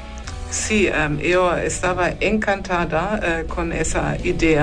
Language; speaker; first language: Spanish; non-native, fluent; German